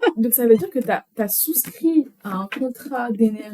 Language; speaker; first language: French; native; French